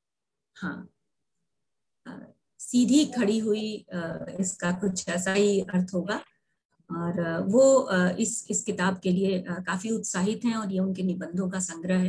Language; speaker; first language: Hindi; native; Hindi